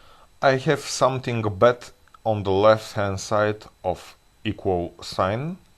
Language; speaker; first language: English; non-native, fluent; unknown